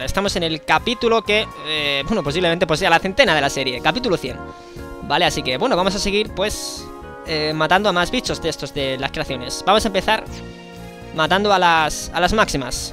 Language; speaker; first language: Spanish; native; Spanish